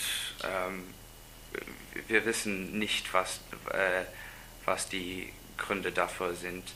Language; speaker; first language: German; non-native, learner; English